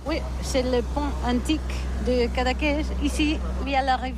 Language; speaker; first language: French; non-native, learner; Catalan